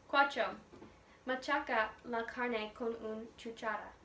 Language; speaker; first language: Spanish; non-native, learner; English